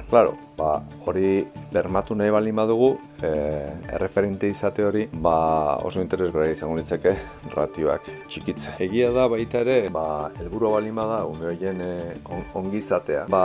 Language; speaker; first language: Basque; native; Basque